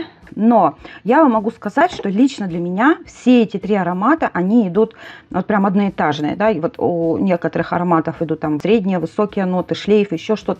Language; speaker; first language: Russian; native; Russian